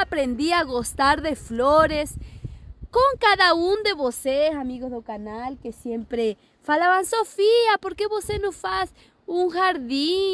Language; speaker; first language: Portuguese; non-native, learner; Spanish